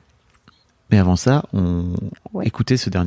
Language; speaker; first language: French; native; French